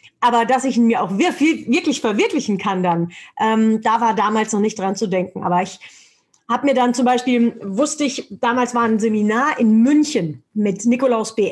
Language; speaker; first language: German; native; German